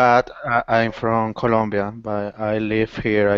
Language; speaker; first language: English; non-native, learner; Spanish